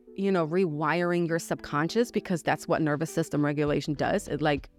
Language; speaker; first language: English; non-native, fluent; German